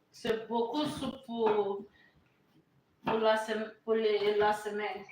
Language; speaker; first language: French; non-native, learner; English